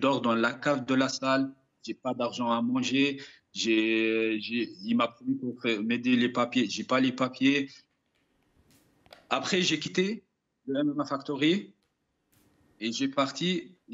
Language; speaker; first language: French; non-native, fluent; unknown